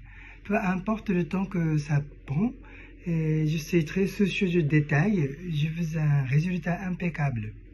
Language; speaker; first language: French; non-native, fluent; Japanese